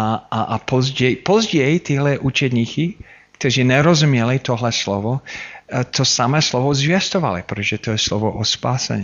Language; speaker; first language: Czech; non-native, fluent; English